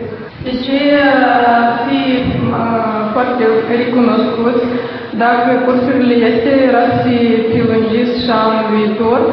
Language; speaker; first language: Romanian; non-native, learner; Russian